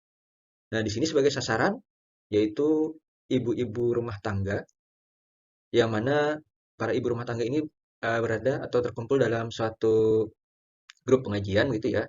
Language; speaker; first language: Indonesian; native; Indonesian